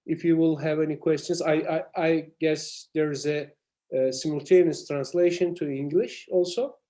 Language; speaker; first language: English; non-native, fluent; Turkish